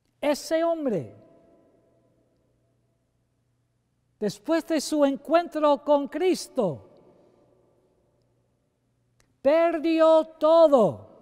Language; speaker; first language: Spanish; non-native, fluent; English